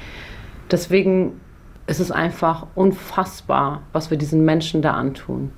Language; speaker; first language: German; early bilingual, other home language; Persian